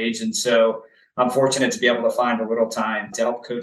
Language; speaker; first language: English; native; English